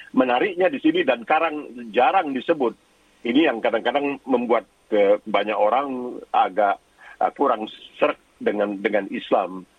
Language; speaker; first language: Indonesian; native; Indonesian